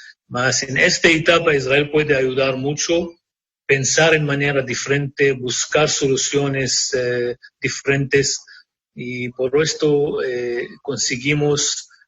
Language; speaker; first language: Spanish; non-native, fluent; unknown